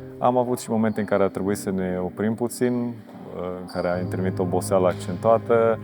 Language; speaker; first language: Romanian; native; Romanian